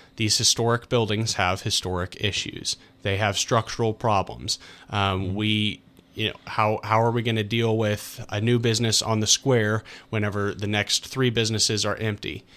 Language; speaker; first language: English; native; English